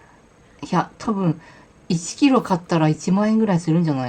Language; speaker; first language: Japanese; native; Japanese